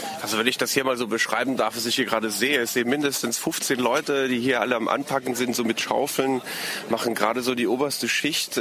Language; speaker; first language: German; native; German